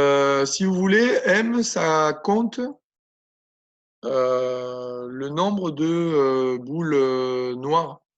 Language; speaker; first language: French; native; French